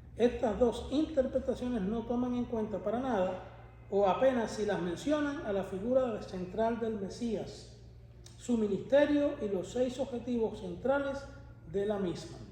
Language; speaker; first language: Spanish; native; Spanish